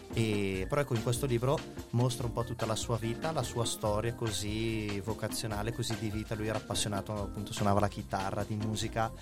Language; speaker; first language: Italian; native; Italian